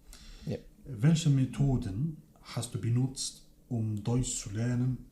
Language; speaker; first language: German; non-native, fluent; Kurdish